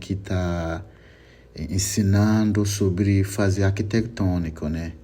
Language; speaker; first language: Portuguese; non-native, learner; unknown